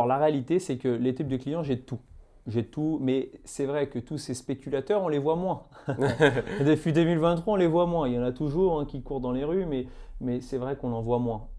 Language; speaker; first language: French; native; French